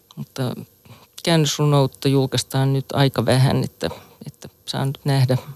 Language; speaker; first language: Finnish; native; Finnish